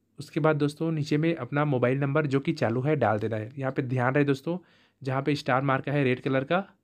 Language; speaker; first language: Hindi; native; Hindi